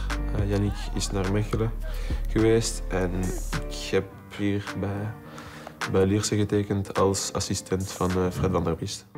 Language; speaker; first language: Dutch; non-native, local second language; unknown